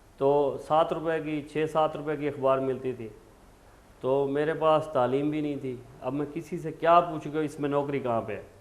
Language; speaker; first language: Urdu; non-native, local second language; Saraiki